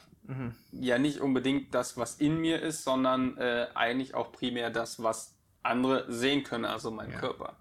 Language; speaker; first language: German; native; German